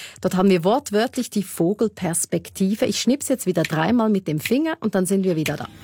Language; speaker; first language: German; native; German